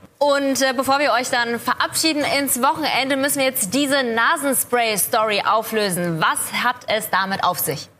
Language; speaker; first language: German; native; German